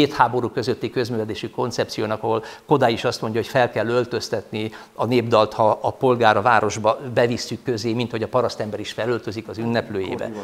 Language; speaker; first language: Hungarian; native; Hungarian